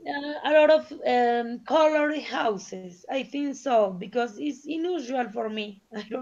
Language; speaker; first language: English; non-native, learner; Spanish